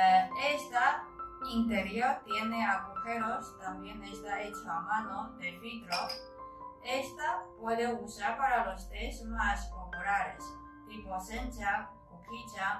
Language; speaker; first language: Spanish; non-native, learner; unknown